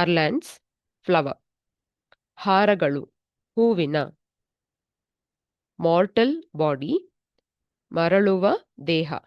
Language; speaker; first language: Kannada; native; Kannada